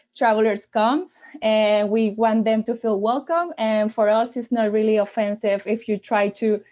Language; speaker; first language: English; non-native, fluent; Spanish